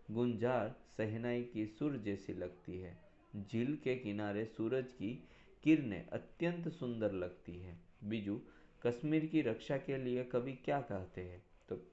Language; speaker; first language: Hindi; non-native, local second language; Gujarati